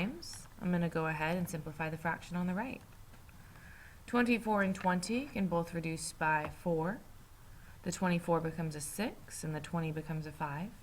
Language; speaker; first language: English; native; English